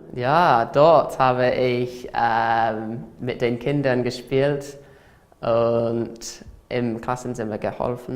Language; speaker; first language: German; non-native, learner; English